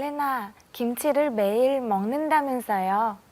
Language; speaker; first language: Korean; non-native, learner; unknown